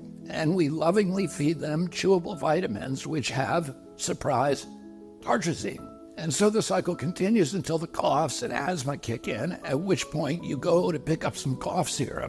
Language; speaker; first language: English; native; English